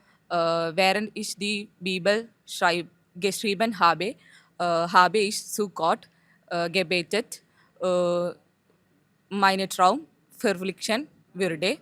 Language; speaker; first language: German; non-native, learner; Malayalam